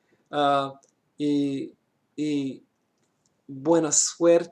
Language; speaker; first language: Spanish; non-native, learner; English